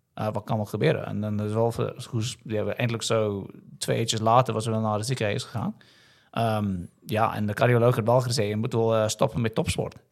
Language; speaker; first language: Dutch; non-native, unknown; English